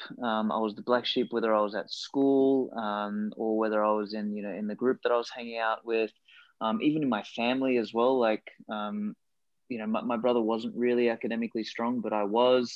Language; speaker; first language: English; non-native, local second language; Macedonian